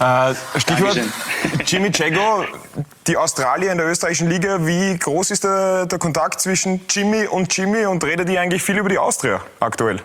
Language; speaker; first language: German; native; German